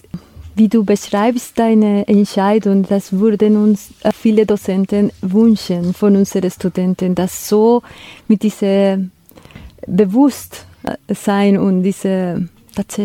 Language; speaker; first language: German; non-native, fluent; Spanish